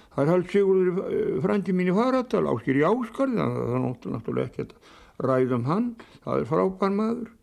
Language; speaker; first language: Icelandic; native; Icelandic